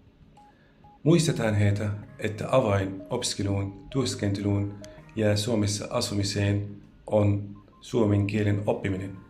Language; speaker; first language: Finnish; non-native, fluent; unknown